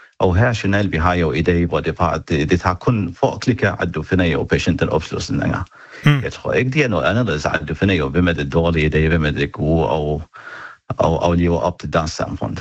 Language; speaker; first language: Danish; non-native, fluent; Arabic